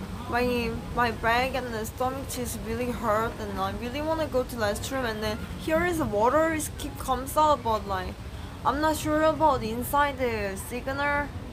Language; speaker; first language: English; non-native, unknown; Korean